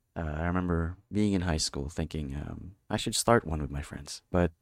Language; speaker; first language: English; non-native, local second language; Filipino